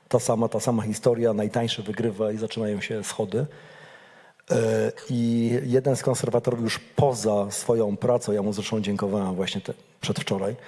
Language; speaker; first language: Polish; native; Polish